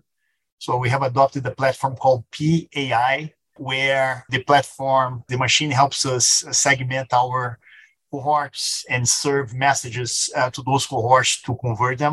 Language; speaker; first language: English; non-native, fluent; Portuguese